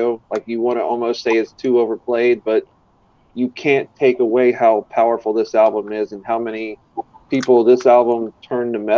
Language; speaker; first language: English; native; English